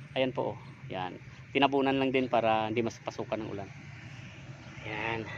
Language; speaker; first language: Filipino; native; Filipino